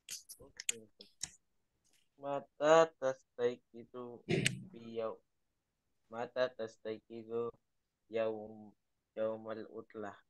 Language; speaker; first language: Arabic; non-native, learner; Indonesian